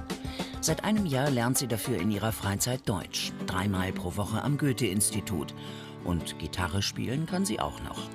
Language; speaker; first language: German; native; German